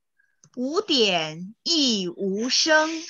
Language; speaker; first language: Chinese; native; Chinese